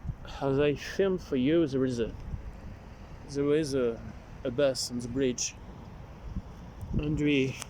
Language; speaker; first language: English; non-native, learner; French